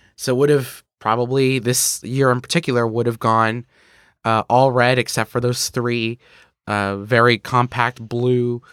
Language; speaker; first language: English; native; English